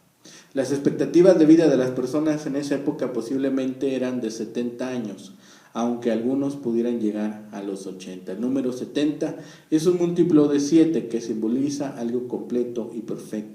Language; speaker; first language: Spanish; native; Spanish